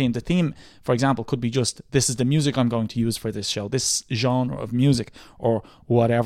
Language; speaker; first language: English; native; English